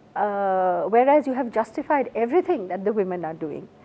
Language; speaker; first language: English; non-native, local second language; Assamese